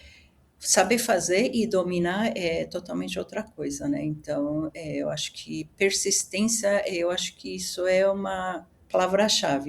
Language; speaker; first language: Portuguese; early bilingual, other home language; Japanese